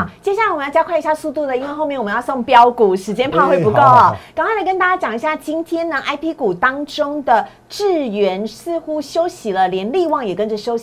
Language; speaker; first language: Chinese; native; Chinese